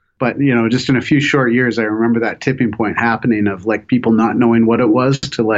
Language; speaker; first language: English; native; English